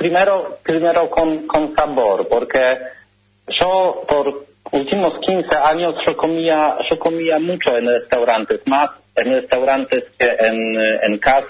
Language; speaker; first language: Spanish; non-native, learner; Polish